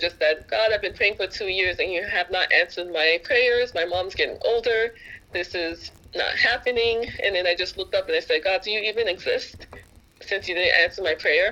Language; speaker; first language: English; native; English